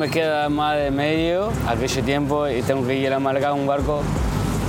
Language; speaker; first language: Spanish; non-native, learner; Chinese